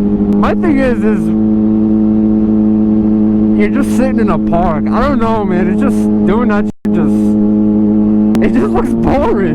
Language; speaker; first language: English; native; English